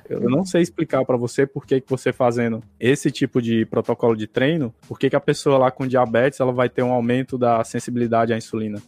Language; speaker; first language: Portuguese; native; Portuguese